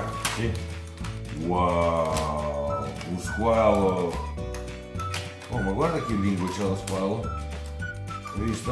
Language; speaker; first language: Italian; non-native, fluent; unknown